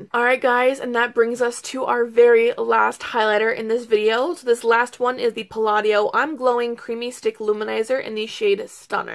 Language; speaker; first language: English; native; English